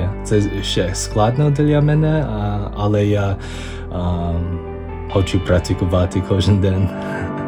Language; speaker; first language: Ukrainian; non-native, learner; English